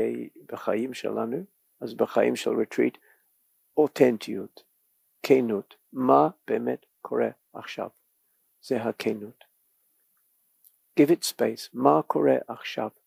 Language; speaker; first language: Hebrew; non-native, learner; English